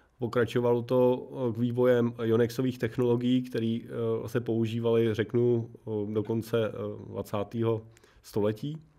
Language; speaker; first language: Czech; native; Czech